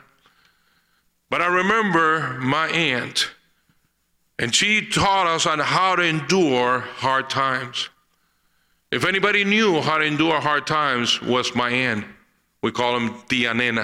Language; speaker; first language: English; early bilingual, other home language; Spanish